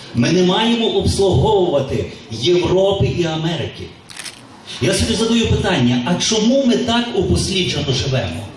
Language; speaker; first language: Ukrainian; native; Ukrainian